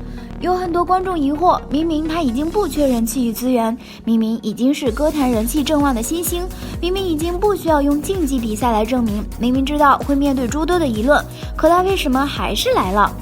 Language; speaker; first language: Chinese; native; Chinese